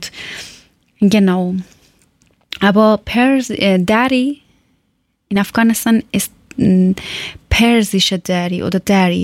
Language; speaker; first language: German; non-native, learner; Persian